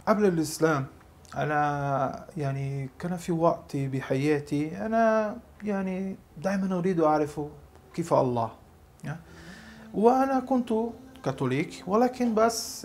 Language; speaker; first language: Arabic; non-native, learner; Portuguese